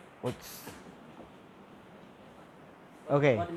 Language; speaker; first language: English; non-native, learner; Indonesian